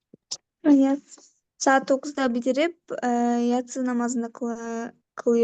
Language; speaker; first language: Turkish; non-native, learner; Kyrgyz